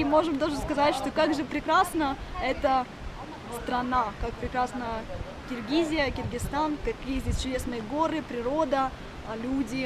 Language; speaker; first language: Russian; native; Russian